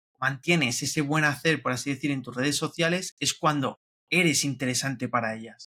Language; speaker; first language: Spanish; native; Spanish